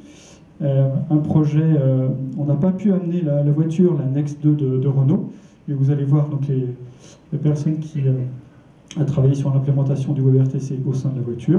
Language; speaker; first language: French; native; French